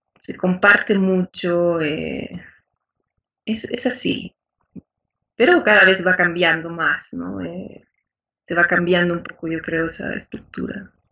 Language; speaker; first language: Spanish; native; Spanish